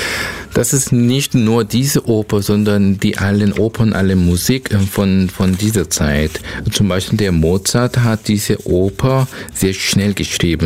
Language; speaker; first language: German; non-native, learner; Korean